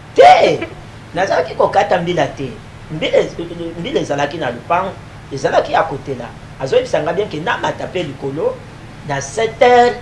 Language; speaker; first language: Lingala; non-native, local second language; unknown